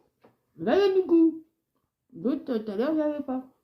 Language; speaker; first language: French; native; French